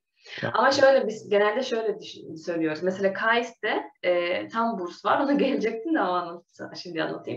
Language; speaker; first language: Turkish; non-native, fluent; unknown